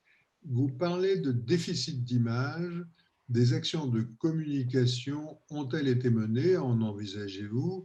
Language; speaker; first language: French; native; French